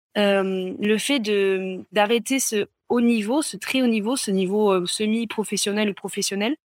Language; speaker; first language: French; native; French